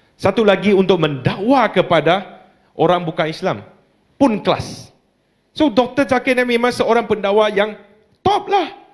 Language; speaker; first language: Malay; non-native, local second language; Chinese